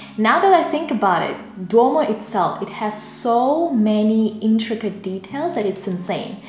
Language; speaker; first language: English; non-native, fluent; Russian